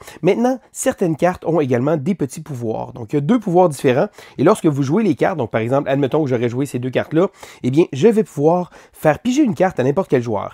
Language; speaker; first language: French; native; French